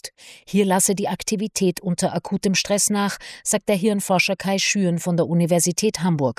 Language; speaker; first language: German; native; German